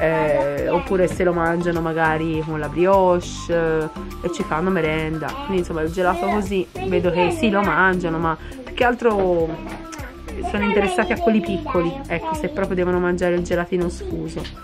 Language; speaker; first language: Italian; native; Italian